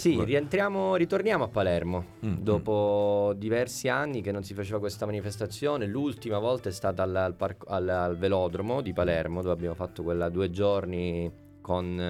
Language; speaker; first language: Italian; native; Italian